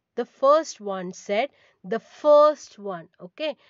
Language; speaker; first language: English; non-native, local second language; Tamil